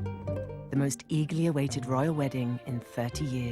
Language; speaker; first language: English; native; English